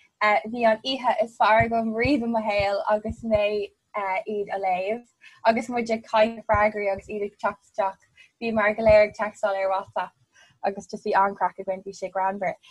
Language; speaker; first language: Irish; non-native, local second language; English